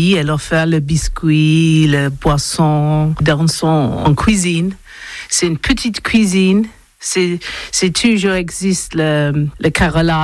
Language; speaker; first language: French; non-native, learner; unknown